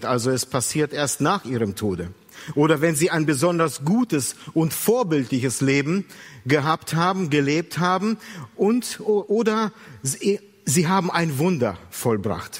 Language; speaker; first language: German; native; German